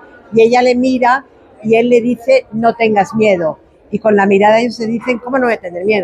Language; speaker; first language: Spanish; native; Spanish